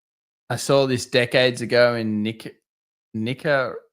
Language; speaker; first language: English; native; English